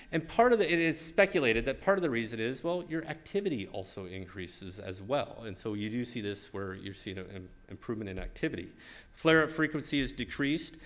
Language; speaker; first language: English; native; English